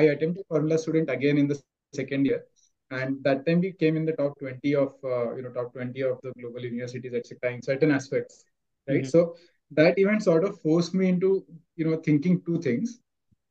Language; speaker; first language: English; non-native, local second language; Marathi